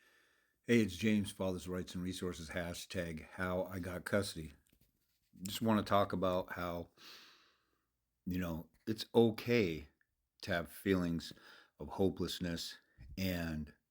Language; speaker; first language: English; native; English